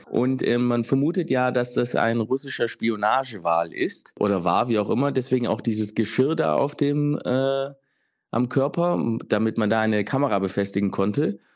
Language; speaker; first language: German; early bilingual, other home language; Italian